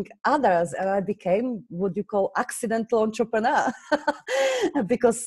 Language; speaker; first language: English; non-native, fluent; Slovak